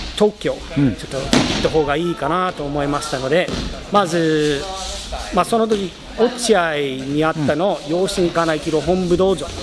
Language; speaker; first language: Japanese; non-native, fluent; English